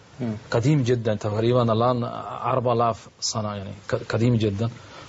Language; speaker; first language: Arabic; non-native, learner; Spanish